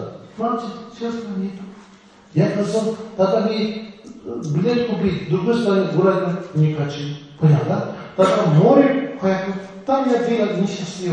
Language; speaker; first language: Russian; non-native, learner; Tibetan